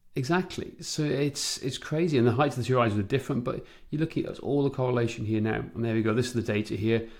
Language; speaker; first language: English; native; English